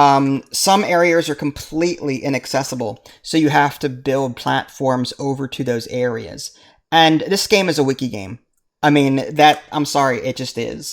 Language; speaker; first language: English; native; English